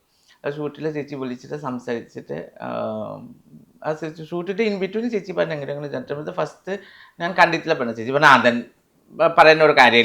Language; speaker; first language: Malayalam; non-native, local second language; Assamese